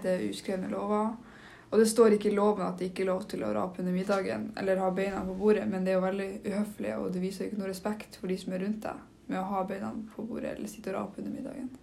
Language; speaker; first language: Norwegian; native; Norwegian